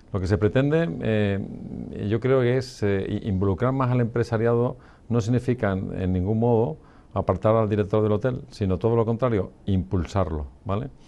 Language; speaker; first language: Spanish; native; Spanish